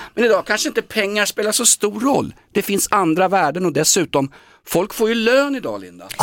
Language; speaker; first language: Swedish; native; Swedish